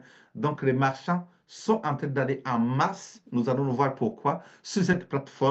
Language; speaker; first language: French; native; French